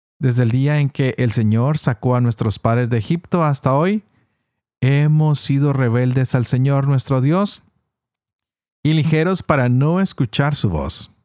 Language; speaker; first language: Spanish; native; Spanish